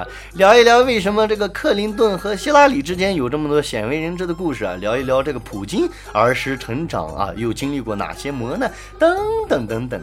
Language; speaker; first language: Chinese; native; Chinese